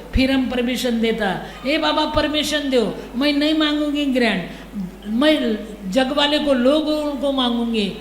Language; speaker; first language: Hindi; non-native, local second language; Marathi